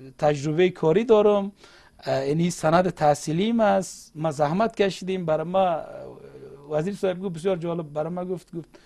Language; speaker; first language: Persian; non-native, local second language; Uzbek